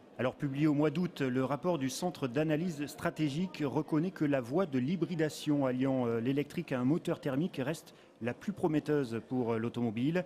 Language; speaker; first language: French; native; French